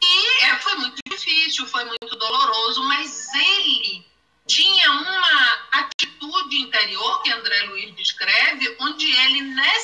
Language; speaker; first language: Portuguese; native; Portuguese